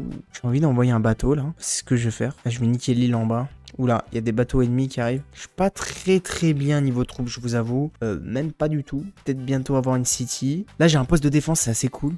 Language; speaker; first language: French; native; French